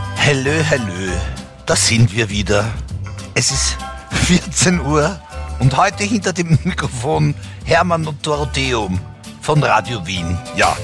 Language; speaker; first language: German; native; German